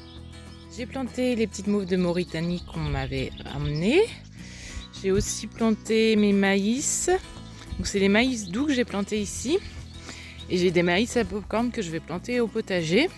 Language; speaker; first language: French; native; French